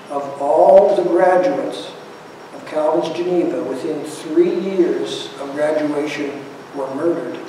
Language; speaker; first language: English; native; English